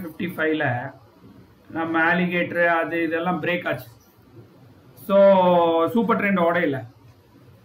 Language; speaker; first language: Tamil; native; Tamil